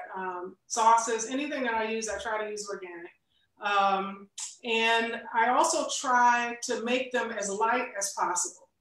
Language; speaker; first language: English; native; English